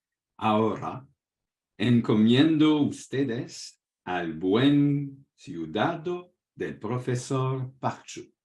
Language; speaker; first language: Spanish; non-native, fluent; French